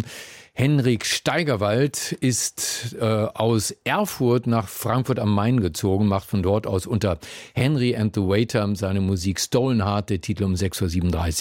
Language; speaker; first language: German; native; German